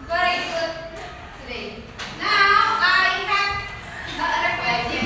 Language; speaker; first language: English; non-native, learner; Indonesian